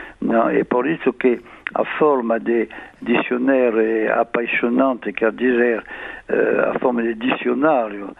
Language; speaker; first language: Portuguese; non-native, fluent; French